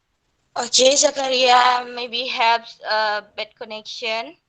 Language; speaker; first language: English; non-native, learner; Indonesian